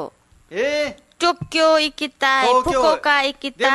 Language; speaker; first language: Japanese; non-native, learner; Nepali